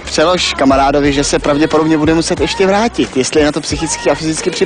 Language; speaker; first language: Czech; native; Czech